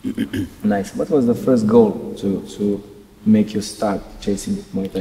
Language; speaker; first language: English; non-native, learner; Serbian